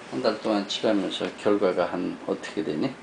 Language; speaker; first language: Korean; native; Korean